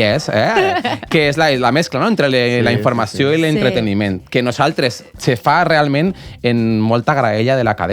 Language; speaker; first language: Catalan; native; Catalan